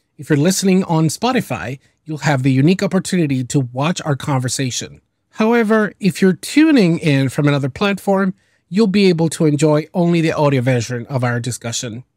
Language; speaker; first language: English; early bilingual, other home language; Spanish